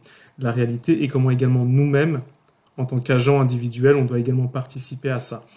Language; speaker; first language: French; native; French